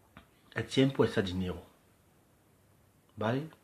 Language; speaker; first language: Spanish; non-native, learner; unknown